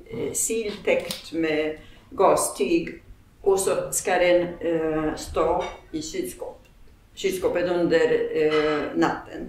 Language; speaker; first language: Swedish; non-native, fluent; Polish